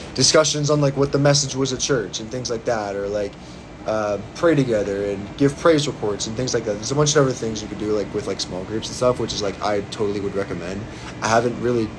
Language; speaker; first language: English; native; English